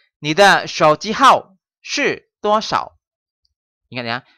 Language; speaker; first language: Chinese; non-native, fluent; Indonesian